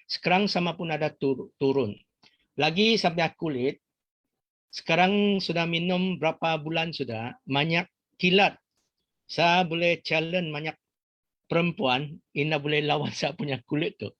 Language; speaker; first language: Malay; non-native, local second language; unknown